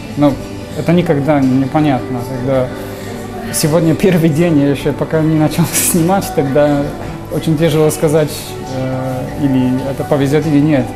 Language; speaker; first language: Russian; non-native, learner; Polish